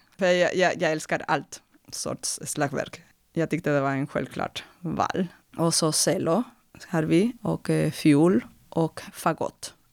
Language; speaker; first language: Swedish; non-native, fluent; Spanish